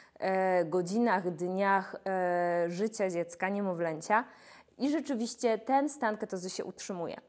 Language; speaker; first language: Polish; native; Polish